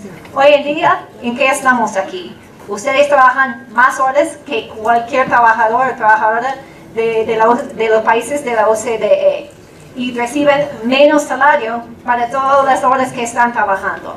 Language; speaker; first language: Spanish; non-native, fluent; English